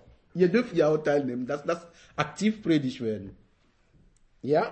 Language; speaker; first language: German; non-native, fluent; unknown